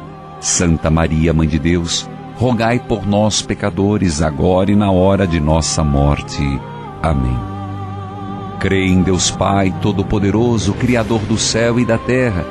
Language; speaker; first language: Portuguese; native; Portuguese